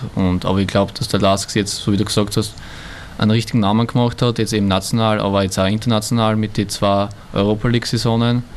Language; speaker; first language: German; native; German